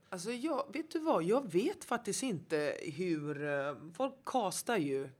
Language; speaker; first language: Swedish; native; Swedish